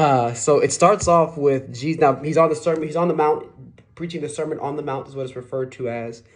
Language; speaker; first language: English; native; English